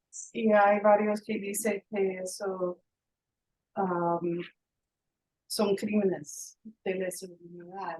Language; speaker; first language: Spanish; non-native, fluent; English